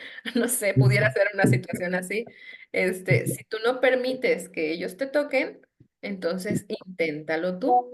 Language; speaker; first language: Spanish; native; Spanish